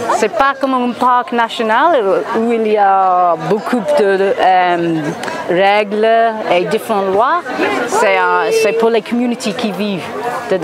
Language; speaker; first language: French; non-native, fluent; English